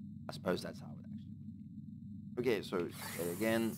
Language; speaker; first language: English; native; English